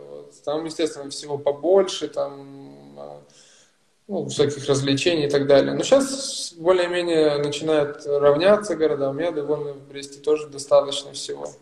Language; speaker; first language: Russian; native; Russian